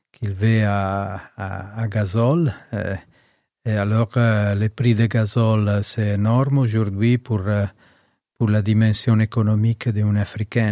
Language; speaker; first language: French; non-native, learner; Italian